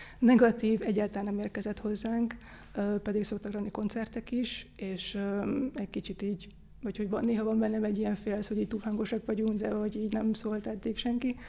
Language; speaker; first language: Hungarian; native; Hungarian